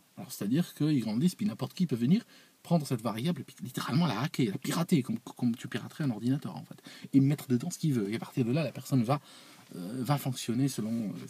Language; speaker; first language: French; non-native, local second language; Arabic